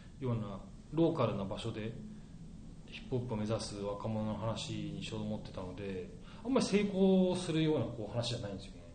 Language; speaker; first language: Japanese; native; Japanese